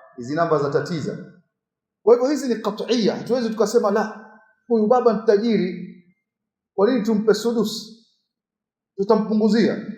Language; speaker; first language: Swahili; native; Swahili